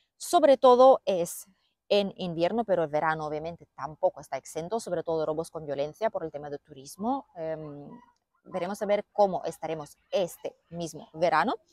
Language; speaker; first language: Spanish; non-native, fluent; Lithuanian